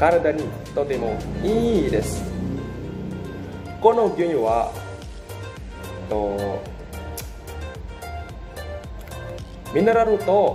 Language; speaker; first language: Japanese; non-native, learner; Indonesian